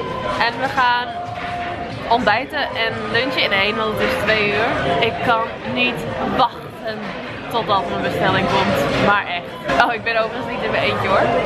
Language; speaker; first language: Dutch; native; Dutch